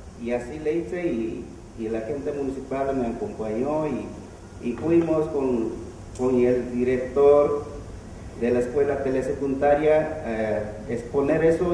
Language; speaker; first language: Spanish; non-native, local second language; Mixtepec Mixtec